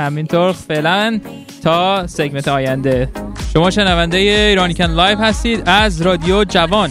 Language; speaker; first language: Persian; native; Persian